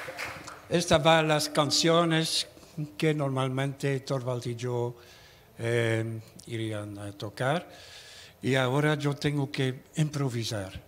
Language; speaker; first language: Spanish; non-native, learner; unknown